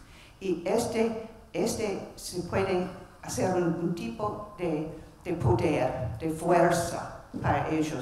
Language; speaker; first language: Spanish; non-native, learner; English